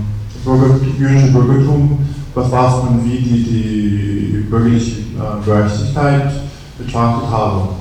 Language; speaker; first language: German; non-native, fluent; English